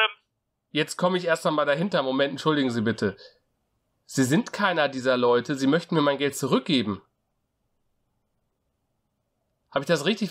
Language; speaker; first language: German; native; German